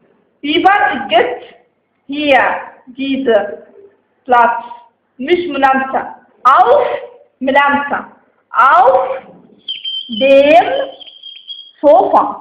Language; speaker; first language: German; non-native, fluent; Arabic